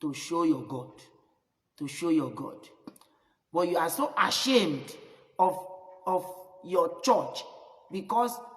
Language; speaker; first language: English; non-native, local second language; Yoruba